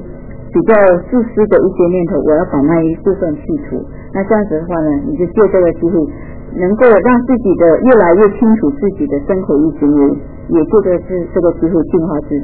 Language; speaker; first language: Chinese; native; Chinese